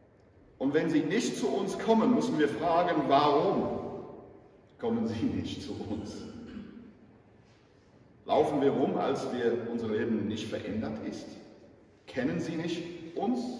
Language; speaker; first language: German; non-native, fluent; English